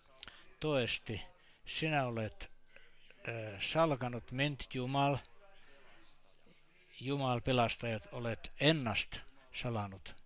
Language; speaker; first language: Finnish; non-native, learner; Estonian